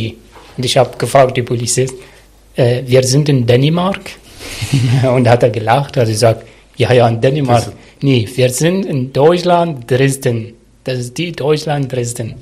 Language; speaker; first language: German; non-native, learner; Arabic